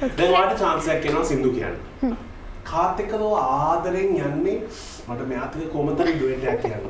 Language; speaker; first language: Sinhala; non-native, local second language; Tamil